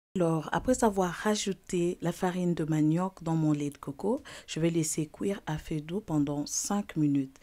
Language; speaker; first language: French; non-native, local second language; Lingala